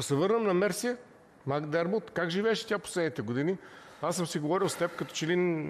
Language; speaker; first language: Bulgarian; native; Bulgarian